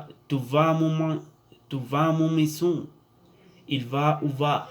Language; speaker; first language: French; non-native, learner; Spanish